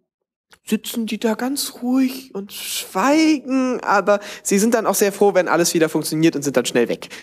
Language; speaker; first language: German; native; German